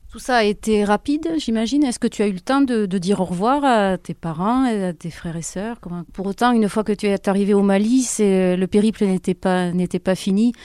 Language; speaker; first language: French; native; French